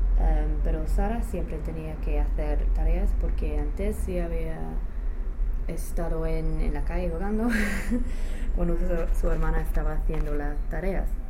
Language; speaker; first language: Spanish; non-native, fluent; English